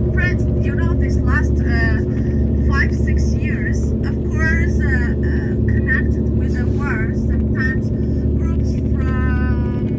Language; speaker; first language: English; non-native, fluent; Armenian